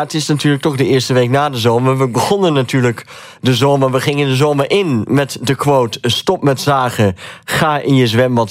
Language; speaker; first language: Dutch; native; Dutch